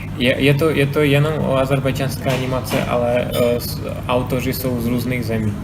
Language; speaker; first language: Czech; non-native, fluent; Azerbaijani